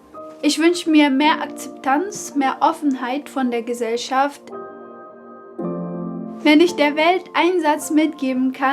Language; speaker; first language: German; non-native, fluent; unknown